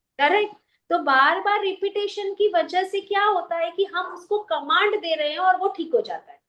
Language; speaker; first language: Hindi; native; Hindi